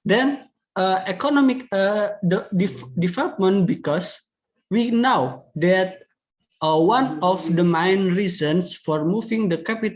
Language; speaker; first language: English; non-native, learner; Indonesian